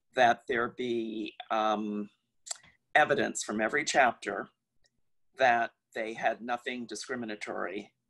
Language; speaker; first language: English; native; English